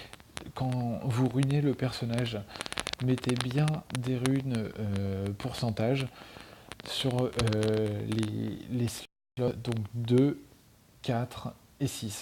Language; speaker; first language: French; native; French